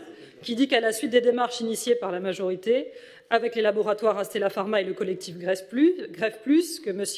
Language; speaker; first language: French; native; French